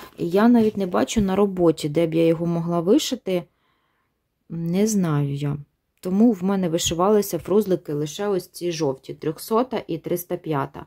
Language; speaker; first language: Ukrainian; non-native, local second language; Russian